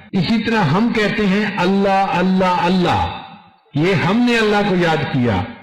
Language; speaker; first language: Urdu; non-native, local second language; Punjabi